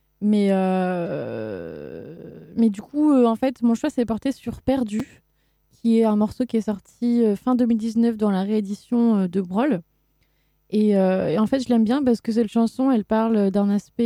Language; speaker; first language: French; native; French